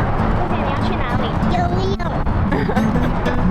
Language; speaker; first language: Chinese; early bilingual, heritage; Chinese